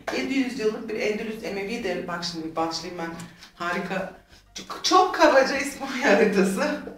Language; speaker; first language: Turkish; native; Turkish